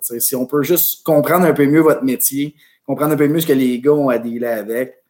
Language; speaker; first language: French; native; French